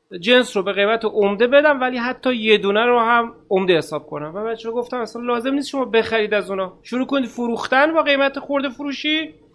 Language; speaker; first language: Persian; native; Persian